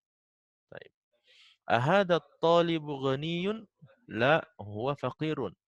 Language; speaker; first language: Arabic; non-native, fluent; Indonesian